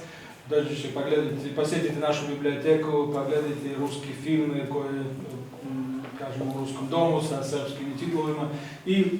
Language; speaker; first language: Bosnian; non-native, fluent; Russian